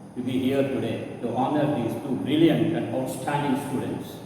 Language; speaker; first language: English; non-native, local second language; Kannada